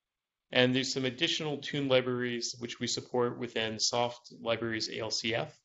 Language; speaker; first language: English; native; English